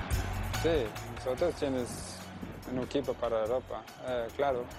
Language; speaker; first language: Spanish; non-native, learner; Danish